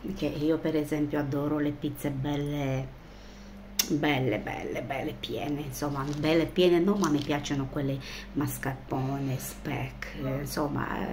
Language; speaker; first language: Italian; non-native, fluent; Romanian